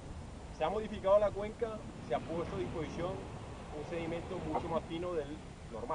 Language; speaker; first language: Spanish; native; Spanish